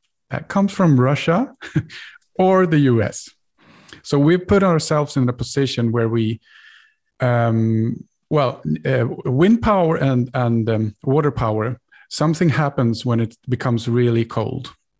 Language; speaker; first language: English; non-native, fluent; Swedish